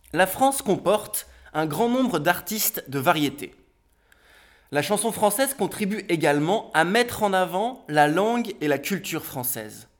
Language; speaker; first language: French; native; French